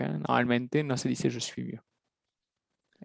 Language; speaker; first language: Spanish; non-native, fluent; French